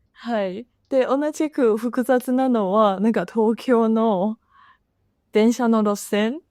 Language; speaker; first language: Japanese; non-native, fluent; Chinese